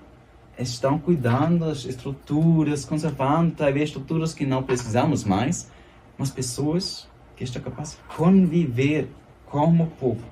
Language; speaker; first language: Portuguese; non-native, fluent; German